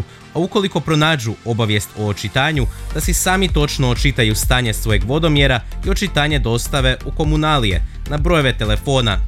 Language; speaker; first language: Croatian; native; Croatian